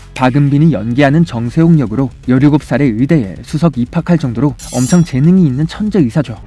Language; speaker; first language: Korean; native; Korean